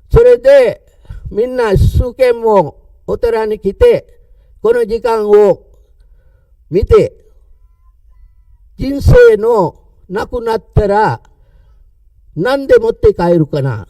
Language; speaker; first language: Japanese; non-native, learner; Sinhala